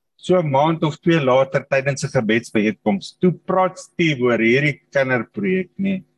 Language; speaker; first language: Afrikaans; native; Afrikaans